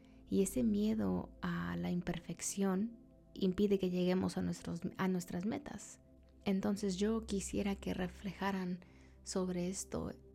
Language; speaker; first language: Spanish; early bilingual, heritage; Spanish